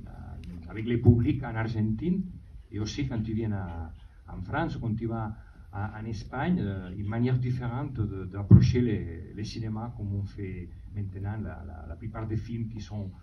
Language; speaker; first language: French; non-native, fluent; Spanish